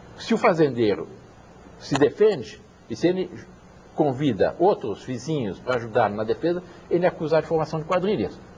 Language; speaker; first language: Portuguese; early bilingual, other home language; French